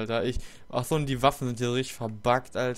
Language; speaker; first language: German; native; German